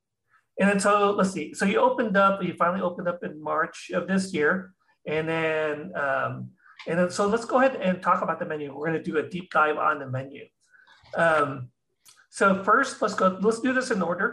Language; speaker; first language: English; non-native, local second language; Filipino